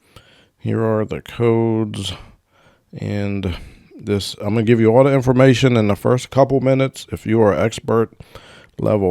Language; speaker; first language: English; native; English